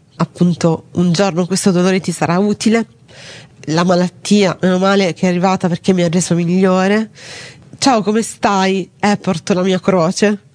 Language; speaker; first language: Italian; native; Italian